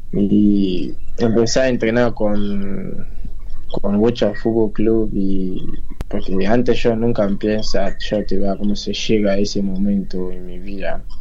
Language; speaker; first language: Spanish; non-native, learner; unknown